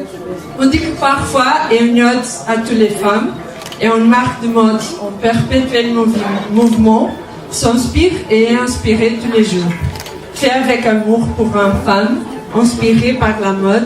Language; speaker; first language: French; non-native, learner; Portuguese